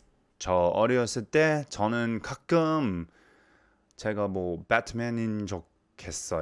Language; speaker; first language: Korean; non-native, learner; English